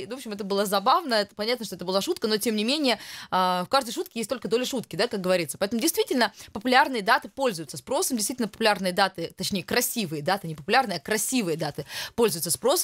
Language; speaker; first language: Russian; native; Russian